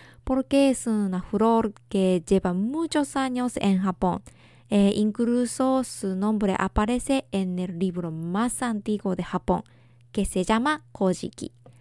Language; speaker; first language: Spanish; non-native, fluent; Japanese